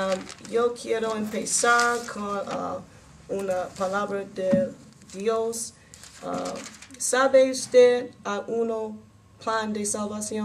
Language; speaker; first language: Spanish; non-native, learner; English